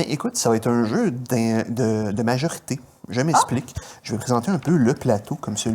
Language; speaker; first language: French; native; French